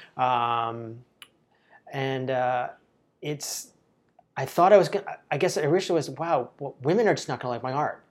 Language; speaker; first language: English; native; English